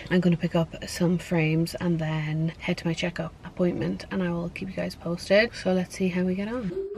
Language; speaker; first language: English; native; English